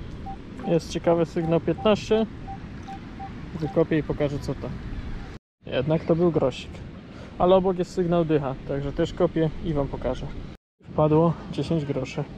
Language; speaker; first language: Polish; native; Polish